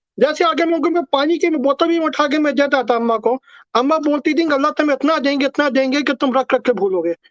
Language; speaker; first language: Urdu; native; Urdu